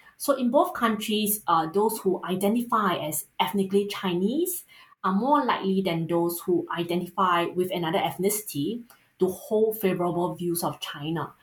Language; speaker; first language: English; native; English